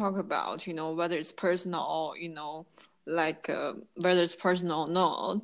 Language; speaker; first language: English; non-native, fluent; Chinese